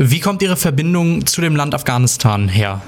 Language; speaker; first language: German; native; German